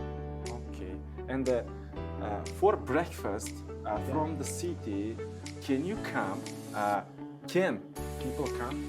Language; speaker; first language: English; non-native, local second language; Uzbek